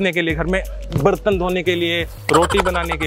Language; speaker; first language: Hindi; native; Hindi